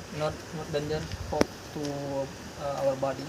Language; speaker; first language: English; non-native, learner; Indonesian